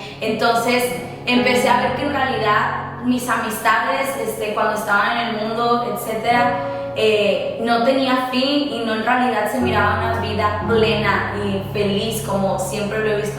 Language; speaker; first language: Spanish; early bilingual, other home language; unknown